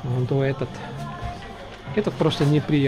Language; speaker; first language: Russian; non-native, local second language; Estonian